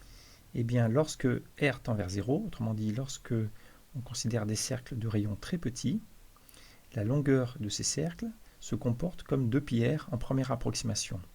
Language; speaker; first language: French; native; French